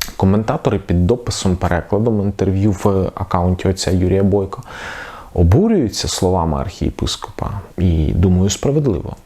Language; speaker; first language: Ukrainian; non-native, local second language; Russian